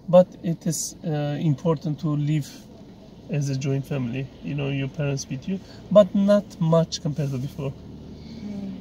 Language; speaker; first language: English; non-native, fluent; Turkish